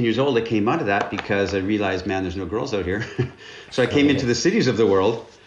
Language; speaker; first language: English; native; English